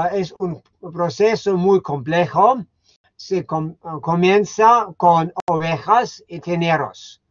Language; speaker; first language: Spanish; non-native, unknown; German